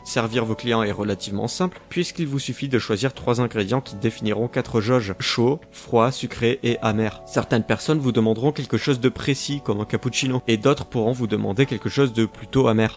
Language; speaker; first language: French; native; French